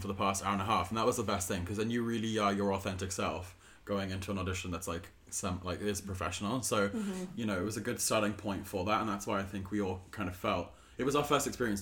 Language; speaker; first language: English; native; English